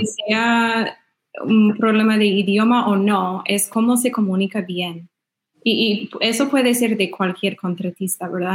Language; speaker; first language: Spanish; non-native, fluent; English